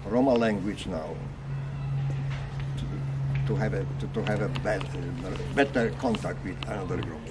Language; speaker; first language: English; non-native, learner; Polish